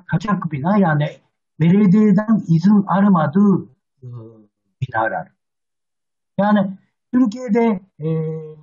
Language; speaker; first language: Turkish; non-native, learner; Japanese